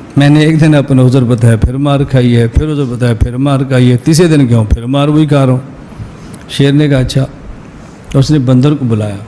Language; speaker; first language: Urdu; non-native, local second language; Punjabi